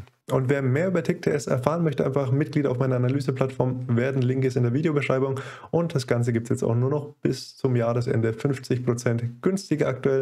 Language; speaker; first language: German; native; German